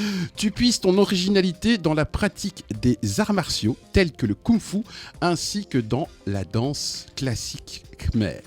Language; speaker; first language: French; native; French